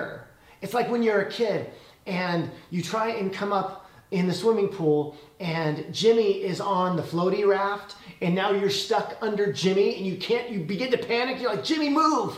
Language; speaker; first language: English; native; English